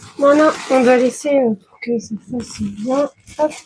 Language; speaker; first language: French; native; French